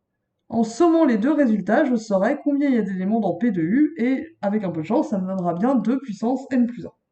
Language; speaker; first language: French; native; French